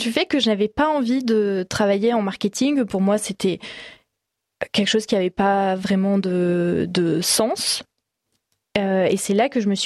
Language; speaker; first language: French; native; French